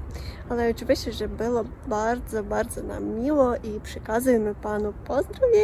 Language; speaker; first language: Polish; non-native, learner; Russian